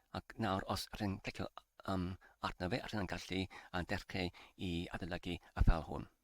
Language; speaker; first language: Welsh; non-native, learner; English